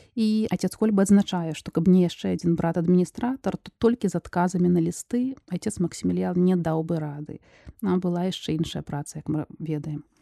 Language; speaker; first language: Belarusian; non-native, local second language; Russian